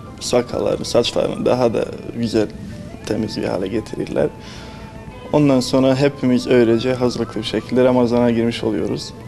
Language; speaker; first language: Turkish; non-native, fluent; Bosnian